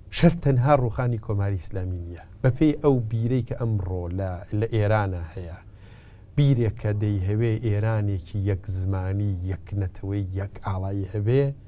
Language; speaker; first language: Central Kurdish; native; Central Kurdish